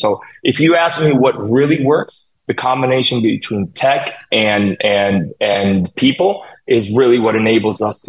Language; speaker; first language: English; non-native, fluent; Spanish